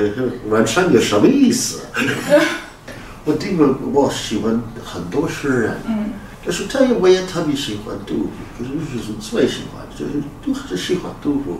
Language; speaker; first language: Chinese; non-native, fluent; English